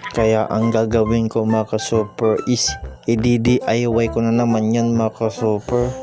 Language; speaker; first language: Filipino; non-native, local second language; Iloko